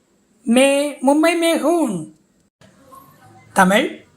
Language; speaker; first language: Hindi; non-native, fluent; Tamil